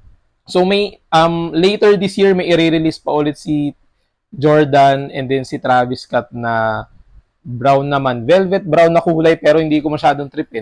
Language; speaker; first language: Filipino; native; Filipino